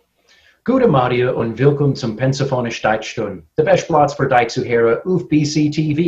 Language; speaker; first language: German; non-native, learner; English